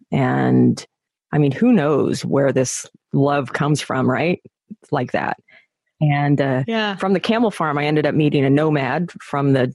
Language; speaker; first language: English; native; English